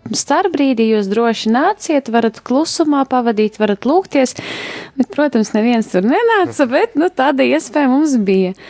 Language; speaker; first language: Latvian; native; Latvian